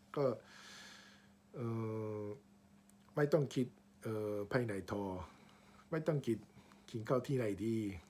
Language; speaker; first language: Thai; native; Thai